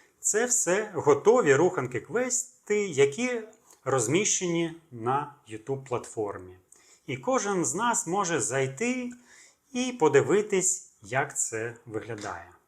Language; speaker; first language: Ukrainian; native; Ukrainian